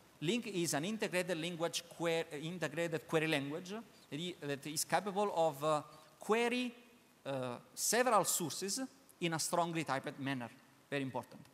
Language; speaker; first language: English; non-native, learner; Italian